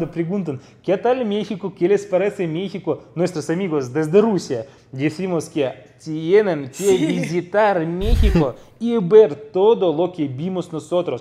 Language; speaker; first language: Spanish; non-native, fluent; Russian